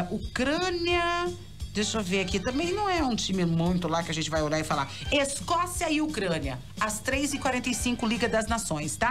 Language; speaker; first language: Portuguese; native; Portuguese